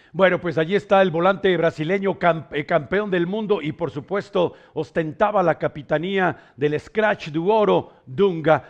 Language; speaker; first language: Spanish; native; Spanish